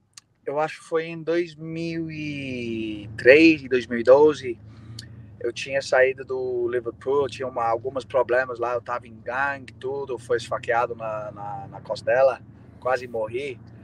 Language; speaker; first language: Portuguese; non-native, fluent; English